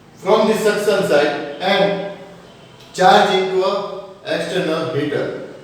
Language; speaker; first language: English; non-native, local second language; Gujarati